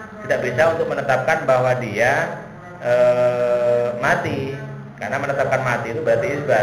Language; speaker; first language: Indonesian; native; Indonesian